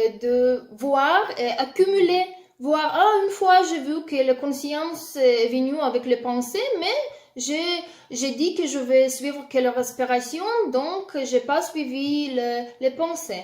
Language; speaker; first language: French; non-native, learner; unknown